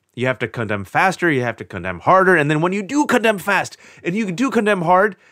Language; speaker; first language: English; native; English